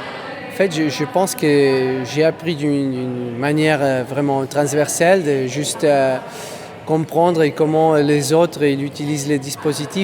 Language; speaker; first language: French; non-native, fluent; Spanish